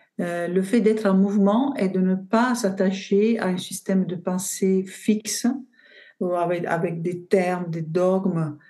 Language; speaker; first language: French; non-native, fluent; Italian